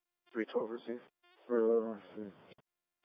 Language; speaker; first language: English; native; English